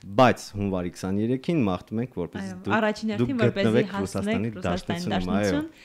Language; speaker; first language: Armenian; native; Armenian